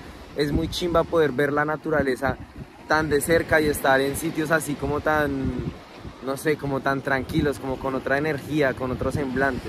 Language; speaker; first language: Spanish; native; Spanish